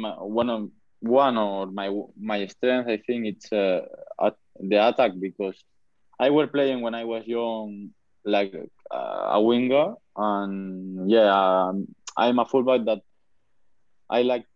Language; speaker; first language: English; non-native, learner; Spanish